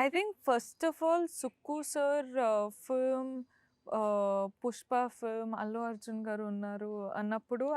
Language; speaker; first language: Telugu; non-native, local second language; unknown